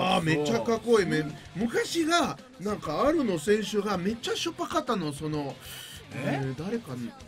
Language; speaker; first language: Japanese; non-native, learner; Spanish